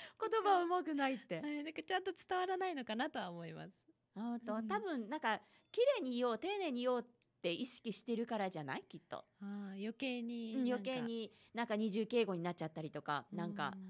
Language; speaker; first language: Japanese; native; Japanese